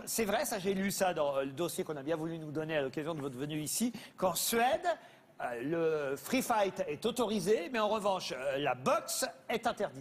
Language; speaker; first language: French; native; French